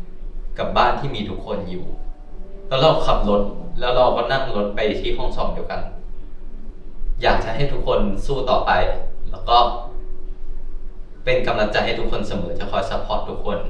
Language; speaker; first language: Thai; native; Thai